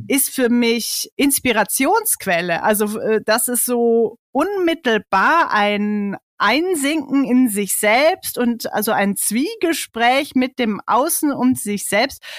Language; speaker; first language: German; native; German